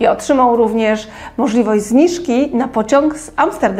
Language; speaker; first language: Polish; native; Polish